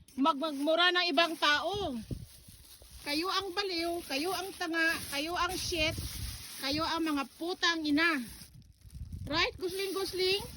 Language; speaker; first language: Filipino; non-native, local second language; Cebuano